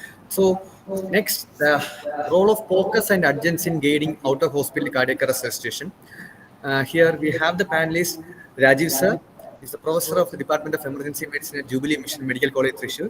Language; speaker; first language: English; non-native, local second language; Malayalam